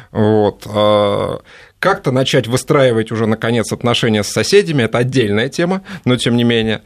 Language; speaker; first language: Russian; native; Russian